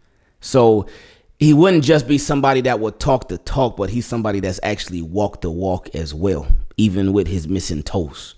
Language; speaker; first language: English; native; English